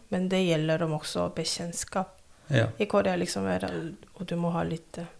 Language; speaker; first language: Norwegian; non-native, fluent; Korean